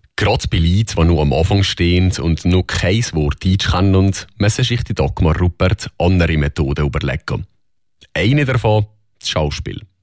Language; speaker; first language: German; native; German